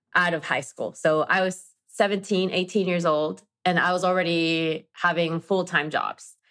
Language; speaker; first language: English; non-native, fluent; Spanish